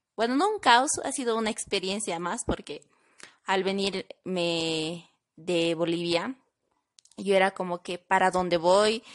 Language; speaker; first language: Spanish; native; Spanish